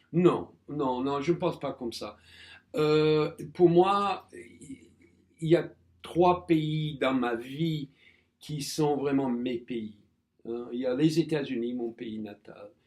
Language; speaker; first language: French; non-native, fluent; English